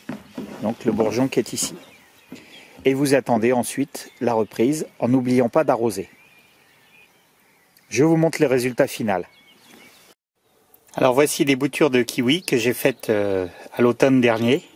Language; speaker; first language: French; native; French